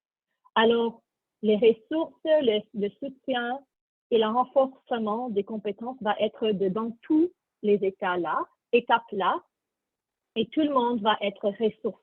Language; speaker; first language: French; non-native, learner; English